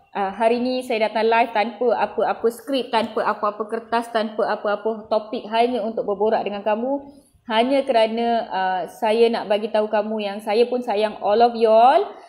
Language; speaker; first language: Malay; non-native, local second language; Tamil